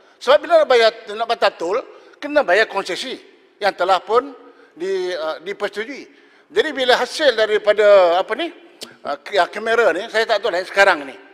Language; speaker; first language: Malay; native; Malay